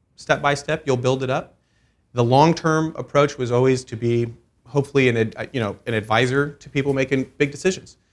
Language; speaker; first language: English; early bilingual, other home language; Persian